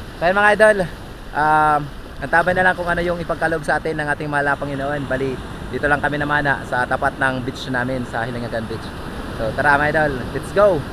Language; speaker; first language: Filipino; non-native, local second language; Hiligaynon